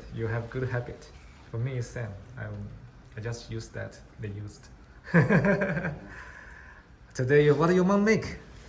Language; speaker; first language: English; non-native, learner; Chinese